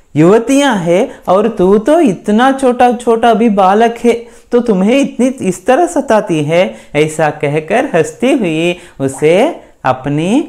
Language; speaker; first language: Hindi; non-native, local second language; Kannada